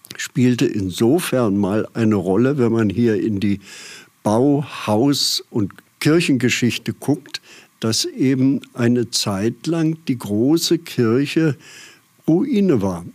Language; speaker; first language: German; native; German